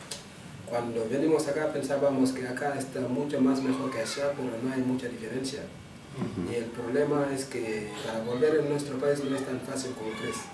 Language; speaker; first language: Spanish; non-native, local second language; Wolof